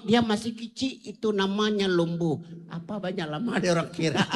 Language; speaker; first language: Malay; non-native, local second language; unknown